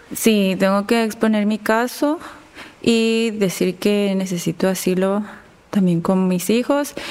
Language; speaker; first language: Spanish; native; Spanish